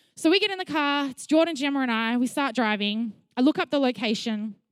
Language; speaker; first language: English; native; English